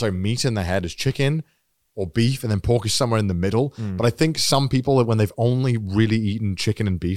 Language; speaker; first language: English; native; English